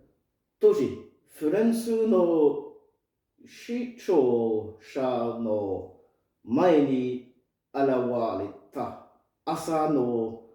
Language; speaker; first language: Japanese; non-native, fluent; French